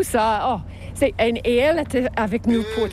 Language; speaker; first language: French; non-native, local second language; English